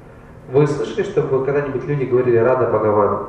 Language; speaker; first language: Russian; native; Russian